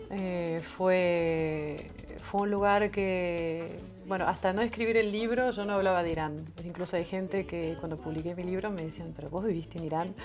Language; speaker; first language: Spanish; non-native, fluent; French